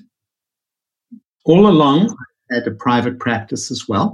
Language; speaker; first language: English; native; English